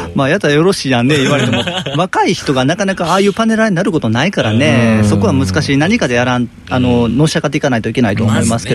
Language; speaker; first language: Japanese; native; Japanese